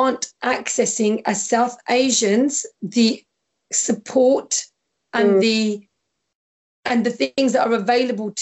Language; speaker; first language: English; native; English